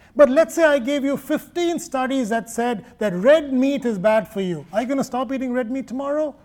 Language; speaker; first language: English; non-native, local second language; Malayalam